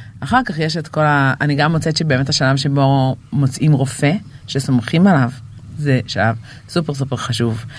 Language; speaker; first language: Hebrew; native; Hebrew